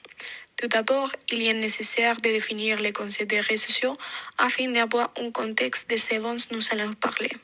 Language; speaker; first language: French; non-native, fluent; Spanish